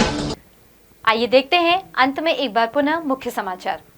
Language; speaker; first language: Hindi; native; Hindi